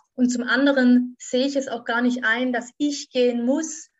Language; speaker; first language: German; native; German